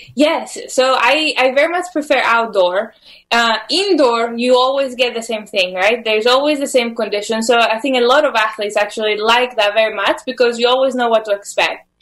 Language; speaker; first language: English; non-native, fluent; Greek